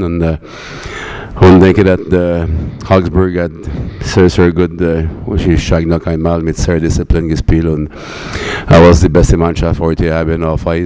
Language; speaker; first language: German; non-native, learner; French